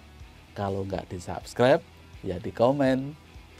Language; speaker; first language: Indonesian; non-native, local second language; Javanese